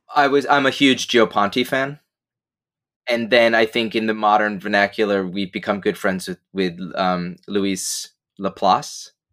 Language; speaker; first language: English; native; English